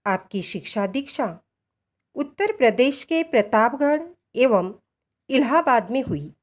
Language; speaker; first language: Hindi; non-native, local second language; Marathi